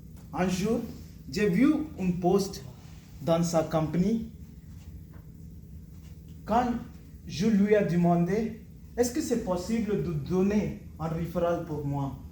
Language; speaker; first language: French; non-native, learner; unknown